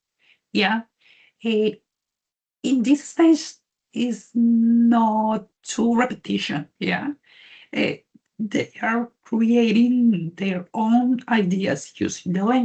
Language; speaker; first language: English; non-native, learner; Spanish